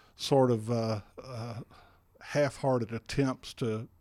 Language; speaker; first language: English; native; English